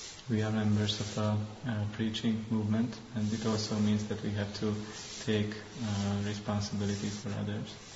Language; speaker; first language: English; non-native, fluent; Hungarian